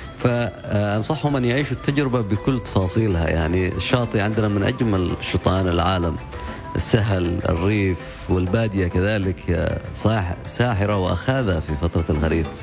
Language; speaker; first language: Arabic; non-native, local second language; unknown